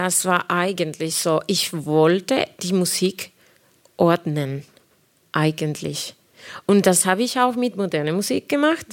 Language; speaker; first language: German; non-native, fluent; Spanish